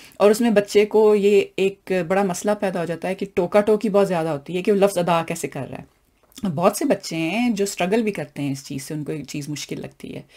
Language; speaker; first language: Urdu; non-native, local second language; Punjabi